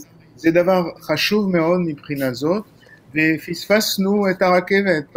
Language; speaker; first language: Hebrew; non-native, fluent; French